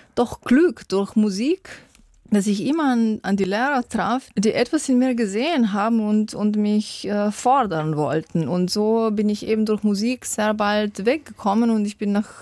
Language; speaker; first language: German; non-native, fluent; Slovenian